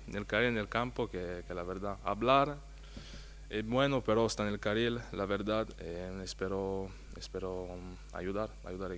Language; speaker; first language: Spanish; non-native, fluent; French